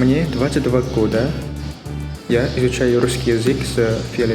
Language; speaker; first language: Russian; non-native, learner; Indonesian